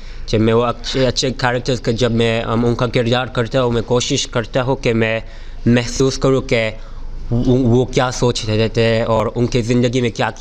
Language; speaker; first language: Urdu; early bilingual, heritage; Urdu